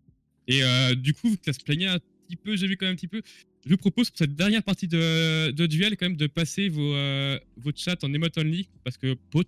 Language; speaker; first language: French; native; French